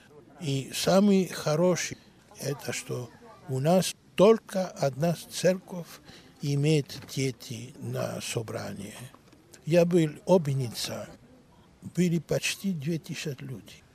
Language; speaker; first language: Russian; non-native, learner; Greek